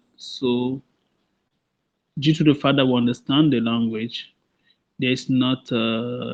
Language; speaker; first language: English; non-native, local second language; French